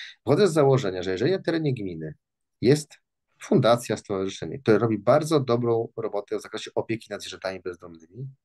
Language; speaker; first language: Polish; native; Polish